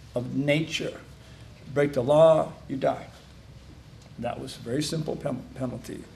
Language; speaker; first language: English; native; English